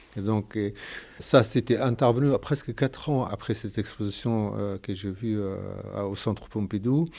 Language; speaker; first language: French; non-native, fluent; Arabic